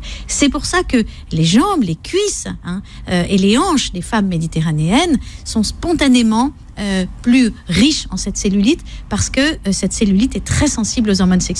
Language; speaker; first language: French; native; French